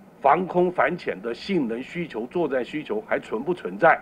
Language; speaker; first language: Chinese; native; Chinese